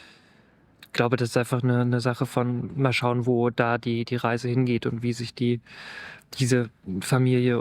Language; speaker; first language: German; native; German